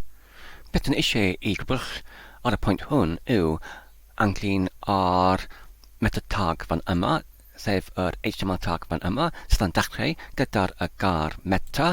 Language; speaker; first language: Welsh; non-native, learner; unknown